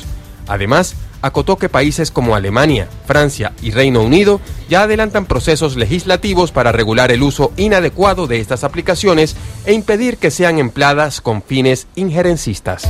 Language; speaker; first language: Spanish; native; Spanish